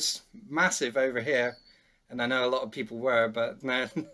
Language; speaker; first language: English; native; English